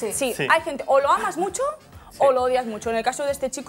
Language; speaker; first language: Spanish; native; Spanish